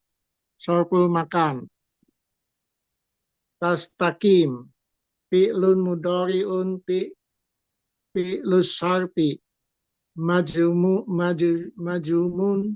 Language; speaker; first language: Arabic; non-native, learner; Indonesian